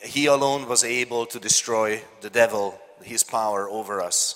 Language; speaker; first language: English; non-native, fluent; Hungarian